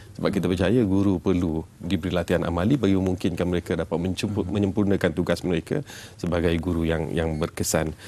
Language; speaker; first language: Malay; native; Malay